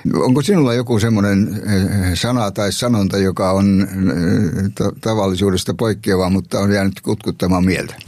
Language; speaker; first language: Finnish; native; Finnish